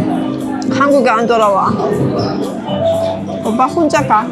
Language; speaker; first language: Korean; non-native, learner; Persian